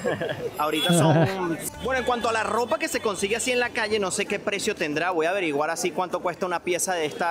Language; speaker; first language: Spanish; native; Spanish